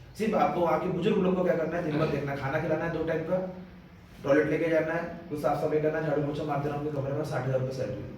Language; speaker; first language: Hindi; non-native, local second language; Marathi